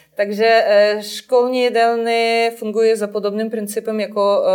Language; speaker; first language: Czech; non-native, fluent; Russian